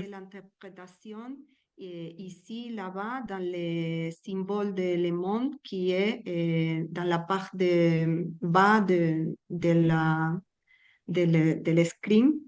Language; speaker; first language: French; non-native, learner; Spanish